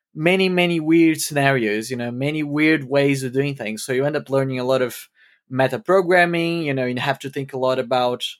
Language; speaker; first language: English; non-native, fluent; Portuguese